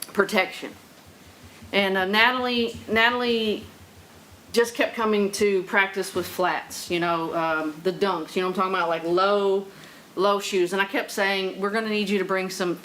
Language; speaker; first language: English; native; English